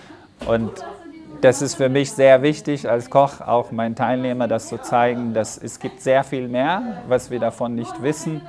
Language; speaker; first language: German; non-native, fluent; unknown